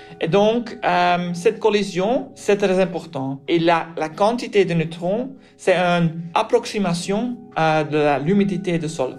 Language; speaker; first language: French; non-native, local second language; Dutch